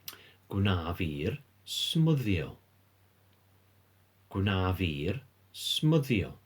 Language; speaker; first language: Welsh; non-native, fluent; English